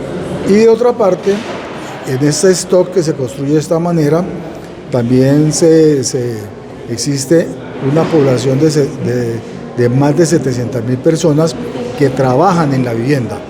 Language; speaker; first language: Spanish; native; Spanish